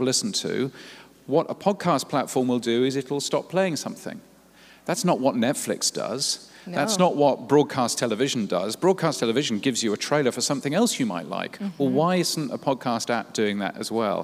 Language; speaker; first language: English; native; English